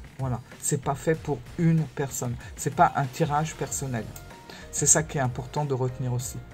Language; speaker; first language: French; native; French